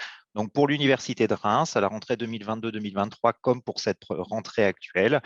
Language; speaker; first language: French; native; French